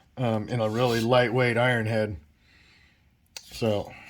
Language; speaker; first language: English; native; English